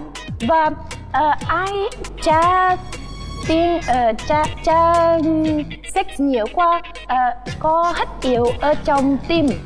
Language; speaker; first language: Vietnamese; non-native, learner; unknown